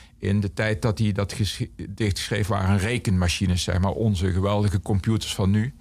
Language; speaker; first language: Dutch; native; Dutch